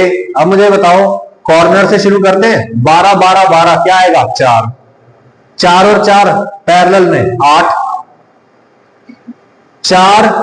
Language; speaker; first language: Hindi; native; Hindi